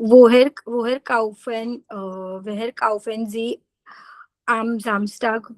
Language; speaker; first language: German; non-native, learner; Gujarati